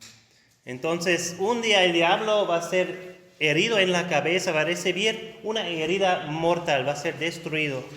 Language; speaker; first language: Spanish; non-native, fluent; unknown